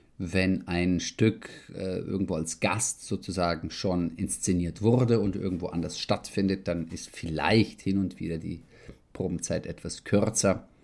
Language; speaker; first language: German; early bilingual, heritage; Italian